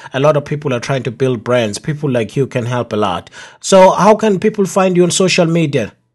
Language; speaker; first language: English; non-native, local second language; Zulu